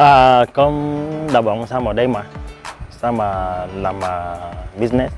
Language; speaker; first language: Vietnamese; non-native, learner; Portuguese